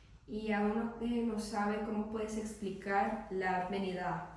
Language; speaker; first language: Spanish; non-native, learner; English